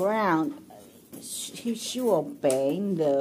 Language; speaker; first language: English; non-native, fluent; Chinese